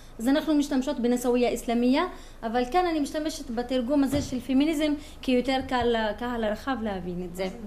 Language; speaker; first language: Hebrew; non-native, local second language; Arabic